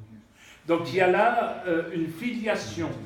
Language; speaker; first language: French; native; French